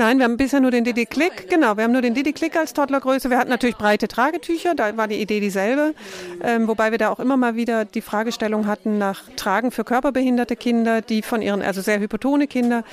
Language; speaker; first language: German; native; German